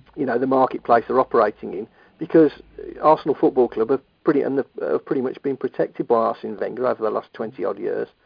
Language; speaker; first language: English; native; English